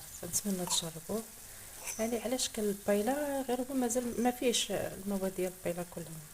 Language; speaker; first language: Arabic; native; Arabic